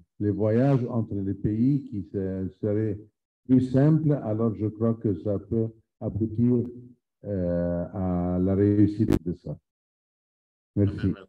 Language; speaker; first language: French; non-native, fluent; Arabic